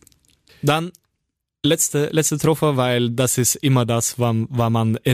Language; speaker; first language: German; non-native, learner; Norwegian